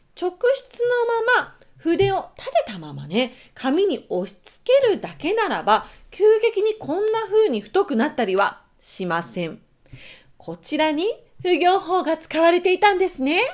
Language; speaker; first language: Japanese; native; Japanese